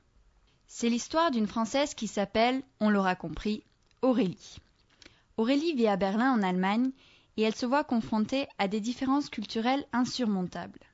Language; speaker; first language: French; native; French